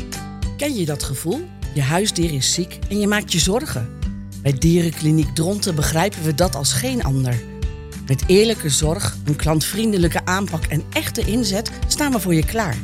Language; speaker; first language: Dutch; native; Dutch